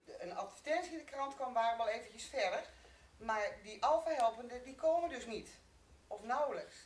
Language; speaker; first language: Dutch; native; Dutch